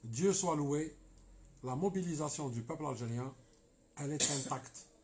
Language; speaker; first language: French; non-native, local second language; Arabic